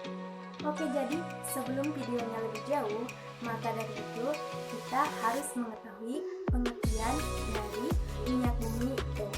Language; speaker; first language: Indonesian; native; Indonesian